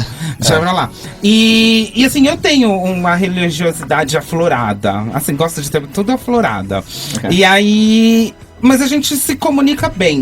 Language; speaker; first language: Portuguese; native; Portuguese